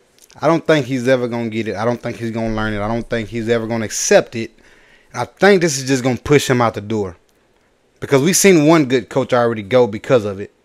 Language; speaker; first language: English; native; English